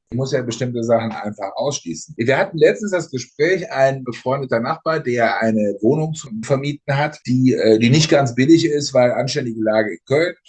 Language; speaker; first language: German; native; German